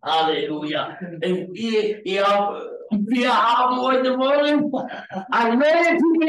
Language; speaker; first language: German; non-native, learner; Afrikaans